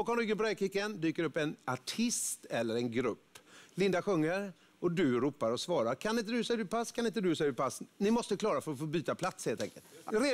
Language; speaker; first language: Swedish; native; Swedish